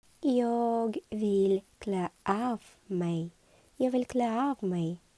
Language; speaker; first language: Swedish; non-native, learner; Ukrainian